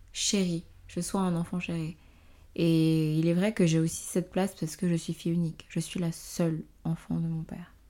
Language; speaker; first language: French; native; French